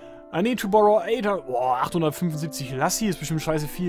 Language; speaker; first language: German; native; German